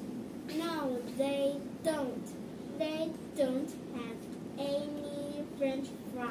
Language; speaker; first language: English; non-native, learner; Chinese